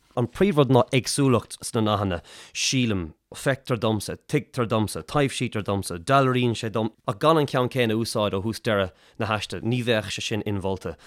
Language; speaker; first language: Irish; native; Irish